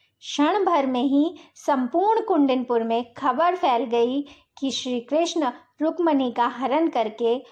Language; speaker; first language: Hindi; native; Hindi